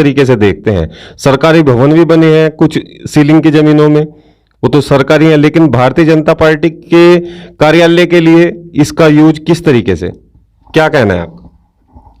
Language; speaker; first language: Hindi; native; Hindi